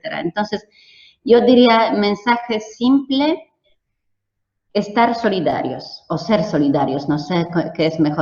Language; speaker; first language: Spanish; non-native, fluent; Polish